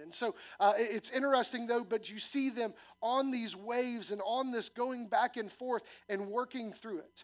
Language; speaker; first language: English; native; English